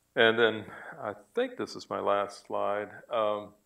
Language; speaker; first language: English; native; English